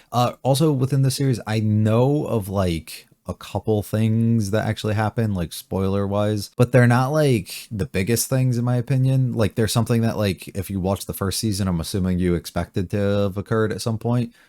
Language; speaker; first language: English; native; English